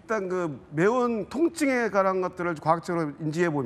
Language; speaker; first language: Korean; native; Korean